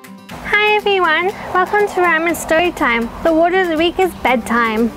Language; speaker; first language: English; native; English